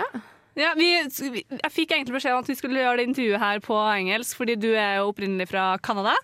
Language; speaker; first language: Norwegian; native; Norwegian